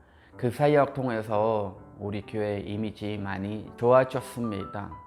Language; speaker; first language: Korean; non-native, fluent; Khmer